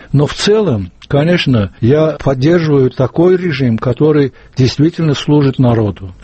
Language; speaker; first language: Russian; non-native, local second language; Azerbaijani